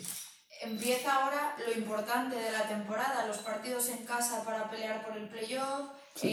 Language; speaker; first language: Spanish; native; Spanish